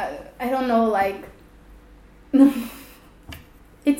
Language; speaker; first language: English; non-native, fluent; Portuguese